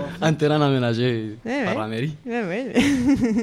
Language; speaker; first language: French; non-native, learner; Romanian